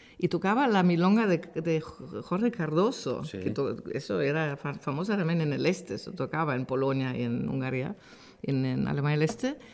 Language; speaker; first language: Spanish; non-native, fluent; German